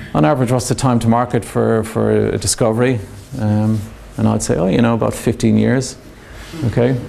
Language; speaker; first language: English; native; English